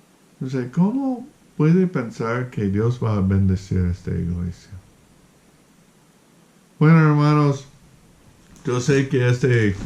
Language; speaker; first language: Spanish; non-native, fluent; English